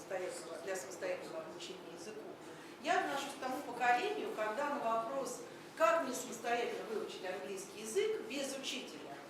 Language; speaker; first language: Russian; native; Russian